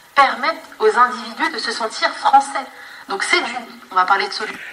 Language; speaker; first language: French; native; French